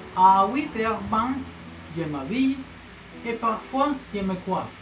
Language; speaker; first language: French; non-native, learner; Spanish